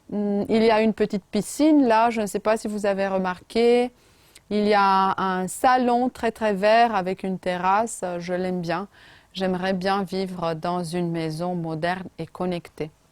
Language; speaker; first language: French; non-native, fluent; Romanian